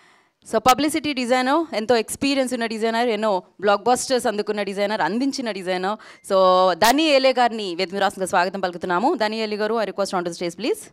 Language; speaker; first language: Telugu; native; Telugu